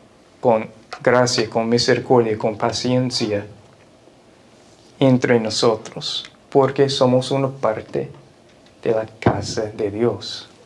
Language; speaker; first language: Spanish; non-native, fluent; English